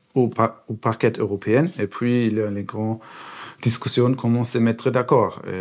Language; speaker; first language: French; non-native, fluent; German